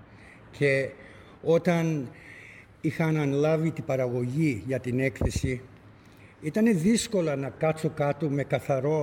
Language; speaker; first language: Greek; early bilingual, other home language; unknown